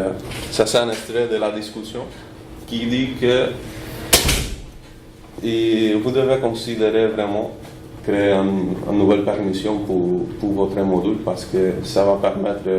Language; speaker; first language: French; non-native, fluent; Spanish